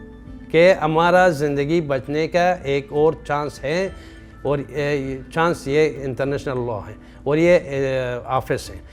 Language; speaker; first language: Hindi; non-native, learner; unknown